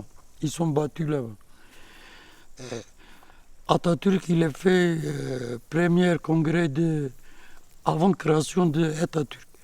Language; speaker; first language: French; non-native, learner; Kurdish